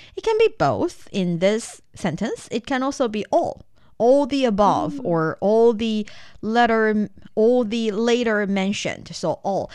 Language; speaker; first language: English; non-native, fluent; Chinese